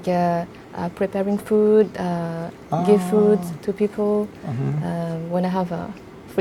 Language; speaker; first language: English; non-native, fluent; French